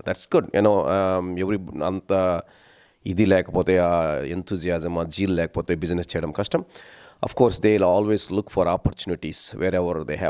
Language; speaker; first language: English; non-native, local second language; Telugu